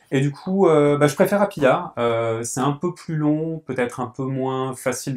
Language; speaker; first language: French; native; French